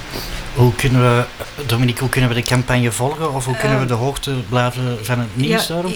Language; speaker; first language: Dutch; native; Dutch